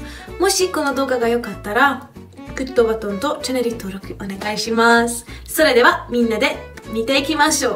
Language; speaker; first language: Japanese; non-native, learner; Hungarian